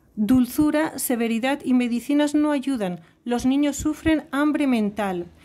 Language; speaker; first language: Spanish; native; Spanish